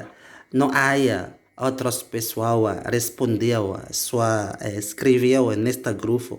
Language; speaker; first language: Portuguese; non-native, learner; Indonesian